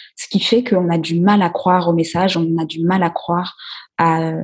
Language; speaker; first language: French; native; French